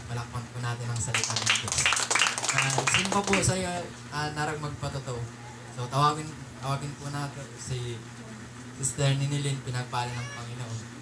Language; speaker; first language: Filipino; non-native, local second language; Waray